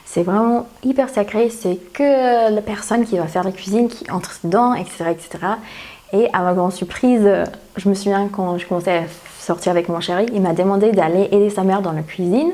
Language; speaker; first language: French; non-native, fluent; English